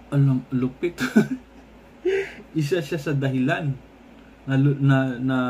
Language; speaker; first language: Filipino; non-native, local second language; Cebuano